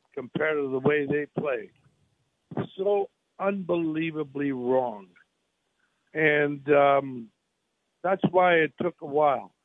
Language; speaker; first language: English; native; English